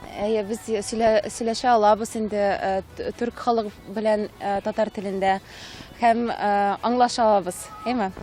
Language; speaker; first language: Tatar; native; Tatar